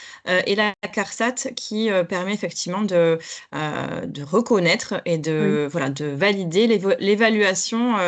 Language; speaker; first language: French; native; French